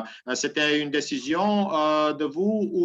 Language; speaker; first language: French; non-native, learner; Serbian